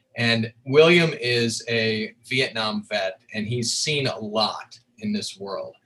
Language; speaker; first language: English; native; English